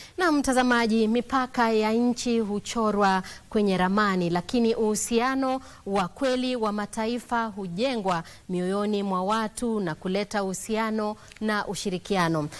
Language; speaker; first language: Swahili; native; Swahili